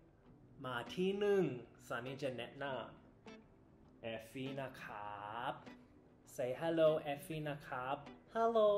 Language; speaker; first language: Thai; non-native, learner; English